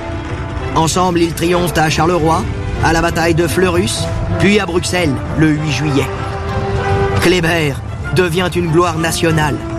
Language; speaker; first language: French; native; French